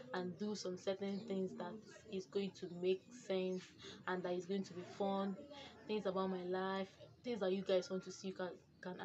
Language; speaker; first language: English; non-native, local second language; Igbo